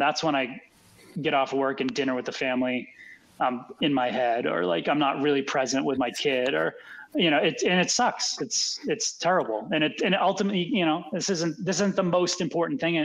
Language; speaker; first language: English; native; English